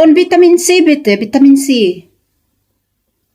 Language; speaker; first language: German; non-native, learner; Filipino